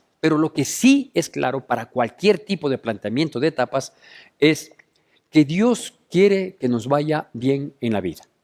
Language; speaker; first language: Spanish; native; Spanish